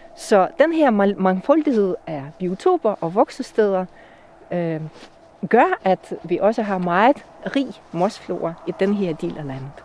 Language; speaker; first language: Danish; non-native, fluent; Russian